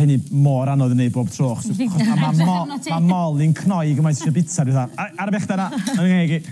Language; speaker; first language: Welsh; native; Welsh